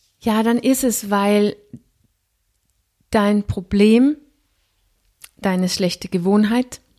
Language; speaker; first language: German; non-native, fluent; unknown